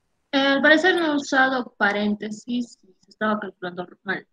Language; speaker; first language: Spanish; native; Spanish